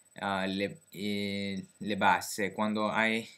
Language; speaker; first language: Italian; non-native, fluent; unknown